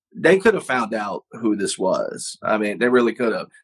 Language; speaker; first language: English; native; English